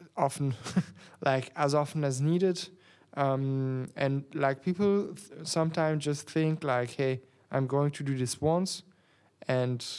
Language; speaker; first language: English; non-native, fluent; French